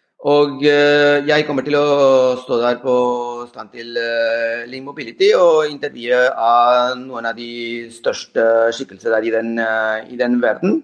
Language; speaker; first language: Norwegian; non-native, fluent; Spanish